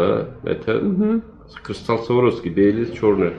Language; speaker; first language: Russian; non-native, learner; Turkish